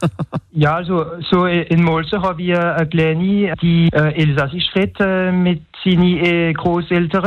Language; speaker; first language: German; non-native, local second language; French